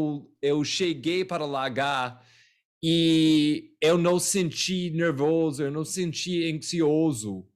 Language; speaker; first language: Portuguese; non-native, fluent; English